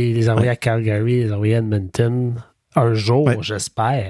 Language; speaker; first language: French; native; French